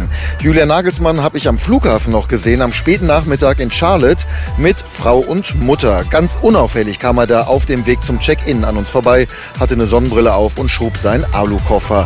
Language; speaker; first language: German; native; German